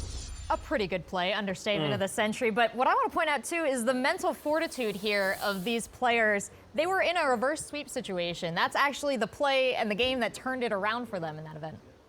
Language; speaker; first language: English; native; English